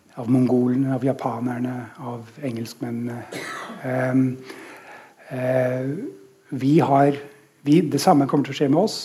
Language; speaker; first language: Norwegian; non-native, fluent; English